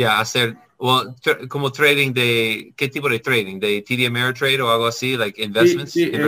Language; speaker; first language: Spanish; non-native, learner; English